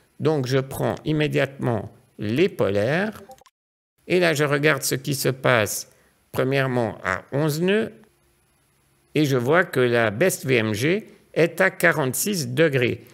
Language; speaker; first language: French; native; French